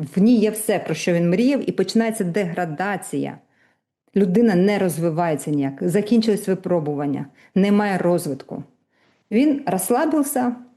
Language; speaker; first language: Ukrainian; non-native, local second language; Russian